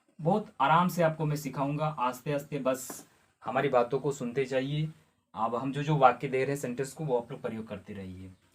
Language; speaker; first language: Hindi; non-native, local second language; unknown